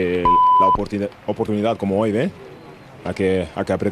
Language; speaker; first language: Spanish; non-native, learner; German